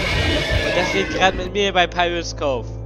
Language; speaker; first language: German; native; German